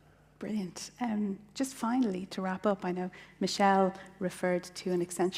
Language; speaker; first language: English; native; English